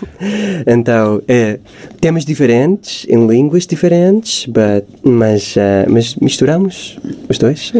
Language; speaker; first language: Portuguese; non-native, fluent; Hebrew